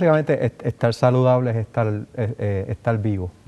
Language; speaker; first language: Spanish; native; Spanish